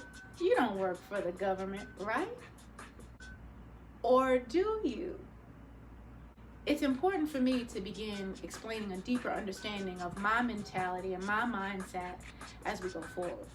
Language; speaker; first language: English; native; English